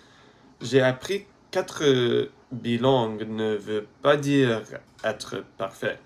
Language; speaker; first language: French; non-native, learner; English